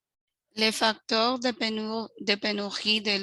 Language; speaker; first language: French; non-native, learner; Spanish